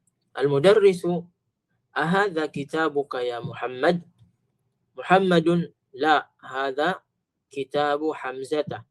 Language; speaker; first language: Arabic; non-native, fluent; Filipino